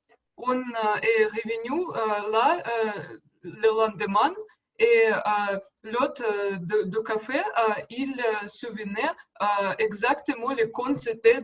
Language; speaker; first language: French; non-native, learner; Russian